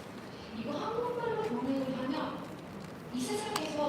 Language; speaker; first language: Korean; non-native, learner; Arabic